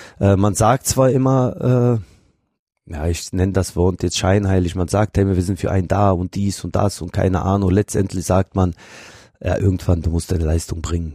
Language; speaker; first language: German; non-native, fluent; Bosnian